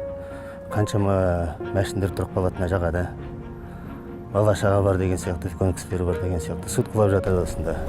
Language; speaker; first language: Kazakh; native; Kazakh